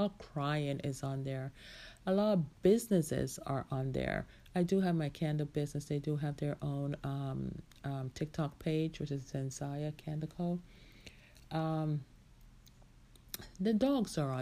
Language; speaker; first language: English; native; English